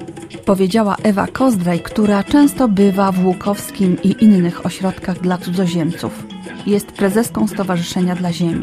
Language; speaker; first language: Polish; native; Polish